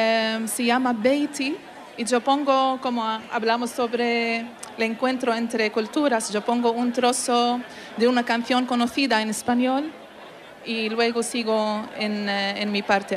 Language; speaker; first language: Spanish; non-native, learner; Arabic